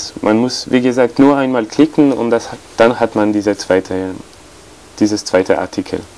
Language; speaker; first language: German; non-native, fluent; French